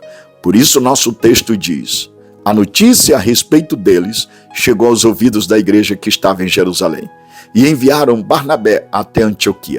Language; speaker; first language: Portuguese; native; Portuguese